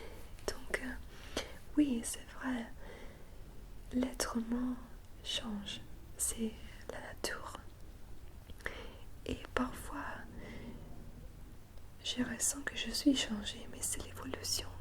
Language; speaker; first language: French; non-native, fluent; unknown